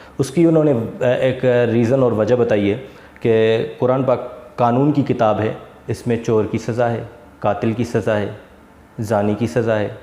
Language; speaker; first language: Urdu; non-native, local second language; Sindhi